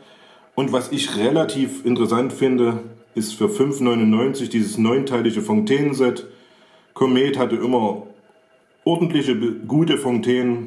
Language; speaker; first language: German; native; German